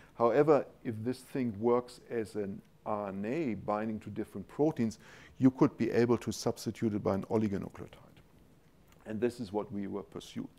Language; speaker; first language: English; non-native, fluent; German